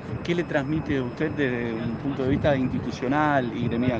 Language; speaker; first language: Spanish; native; Spanish